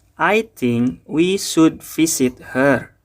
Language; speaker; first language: English; non-native, fluent; Indonesian